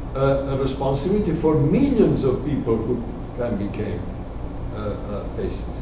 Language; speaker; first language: English; non-native, fluent; Spanish